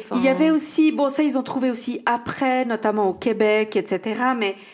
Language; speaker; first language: French; native; French